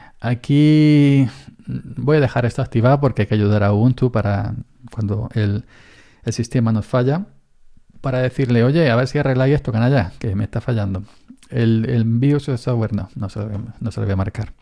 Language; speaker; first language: Spanish; native; Spanish